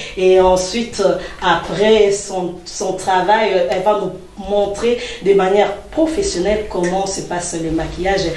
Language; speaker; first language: French; non-native, local second language; Lingala